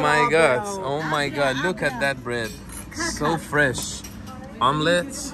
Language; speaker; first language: English; non-native, fluent; Persian